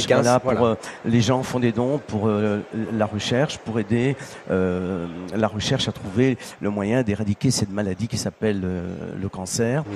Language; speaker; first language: French; early bilingual, other home language; Italian